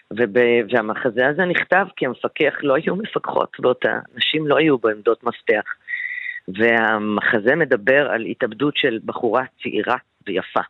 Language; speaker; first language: Hebrew; native; Hebrew